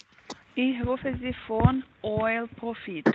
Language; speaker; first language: German; non-native, learner; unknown